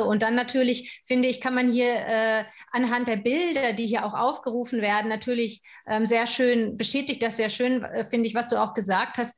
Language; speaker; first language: German; native; German